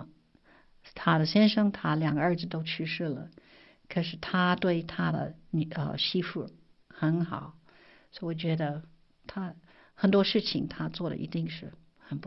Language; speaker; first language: Chinese; non-native, fluent; English